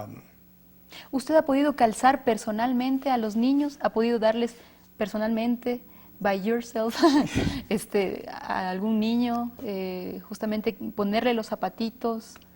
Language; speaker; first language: Spanish; non-native, learner; English